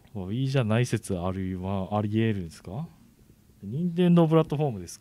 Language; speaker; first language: Japanese; native; Japanese